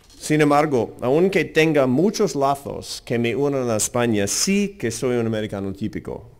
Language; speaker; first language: Spanish; non-native, fluent; English